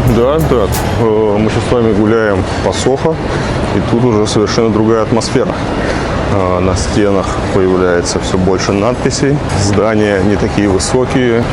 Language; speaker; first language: Russian; native; Russian